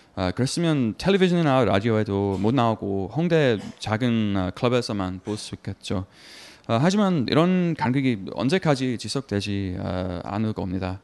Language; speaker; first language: Korean; non-native, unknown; English